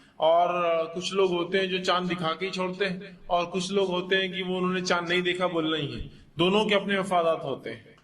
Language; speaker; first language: Urdu; native; Urdu